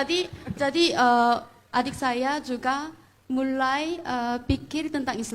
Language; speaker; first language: Indonesian; non-native, fluent; Korean